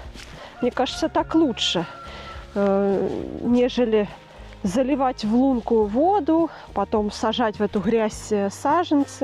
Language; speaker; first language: Russian; native; Russian